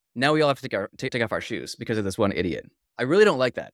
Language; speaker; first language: English; native; English